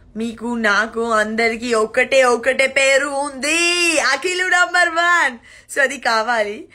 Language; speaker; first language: Telugu; non-native, learner; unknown